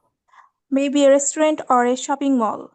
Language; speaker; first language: English; non-native, learner; Bangla